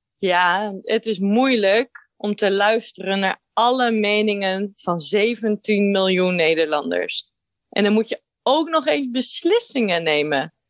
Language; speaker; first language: Dutch; native; Dutch